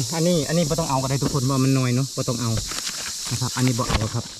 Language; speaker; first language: Thai; non-native, local second language; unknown